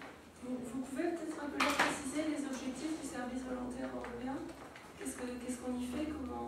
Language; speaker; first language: French; native; French